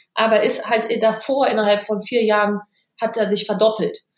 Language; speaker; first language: German; native; German